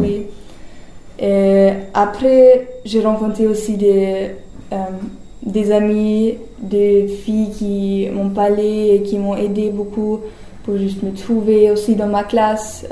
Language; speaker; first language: French; non-native, learner; German